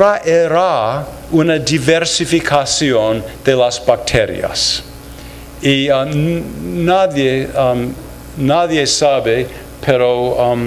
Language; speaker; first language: Spanish; non-native, fluent; English